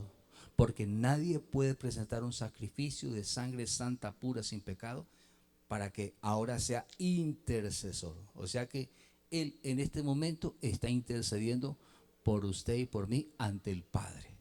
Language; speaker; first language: Spanish; native; Spanish